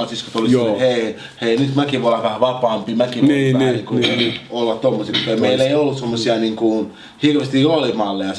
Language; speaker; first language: Finnish; early bilingual, other home language; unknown